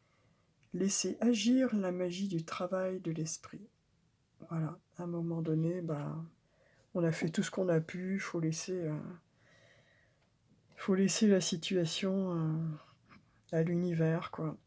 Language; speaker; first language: French; native; French